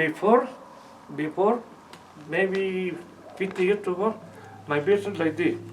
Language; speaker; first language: English; non-native, learner; Spanish